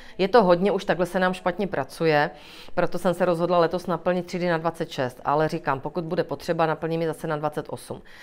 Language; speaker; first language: Czech; native; Czech